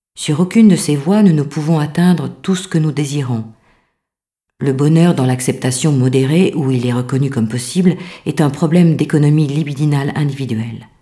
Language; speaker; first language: French; native; French